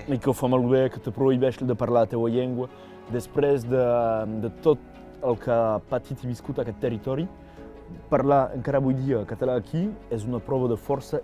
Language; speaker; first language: Catalan; non-native, local second language; French